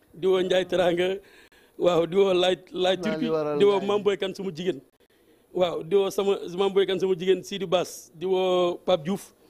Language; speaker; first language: Wolof; native; Wolof